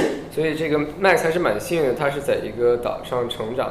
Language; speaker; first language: Chinese; early bilingual, heritage; Chinese